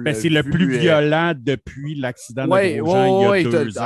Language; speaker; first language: French; native; French